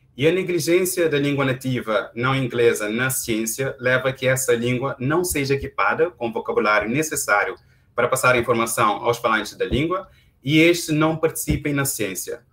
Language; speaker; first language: Portuguese; non-native, local second language; Kabuverdianu